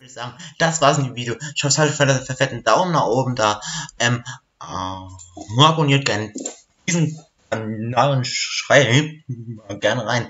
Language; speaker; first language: German; native; German